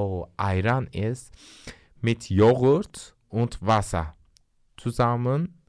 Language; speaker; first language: German; non-native, learner; Turkish